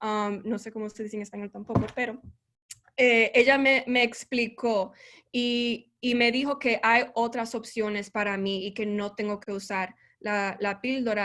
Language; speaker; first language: Spanish; early bilingual, heritage; Spanish